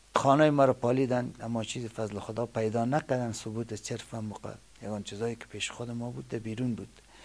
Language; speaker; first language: Persian; native; Persian